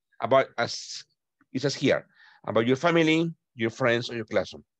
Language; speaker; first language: English; non-native, fluent; Spanish